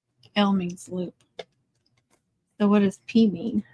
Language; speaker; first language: English; native; English